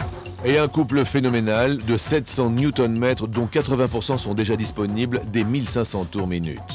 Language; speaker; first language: French; native; French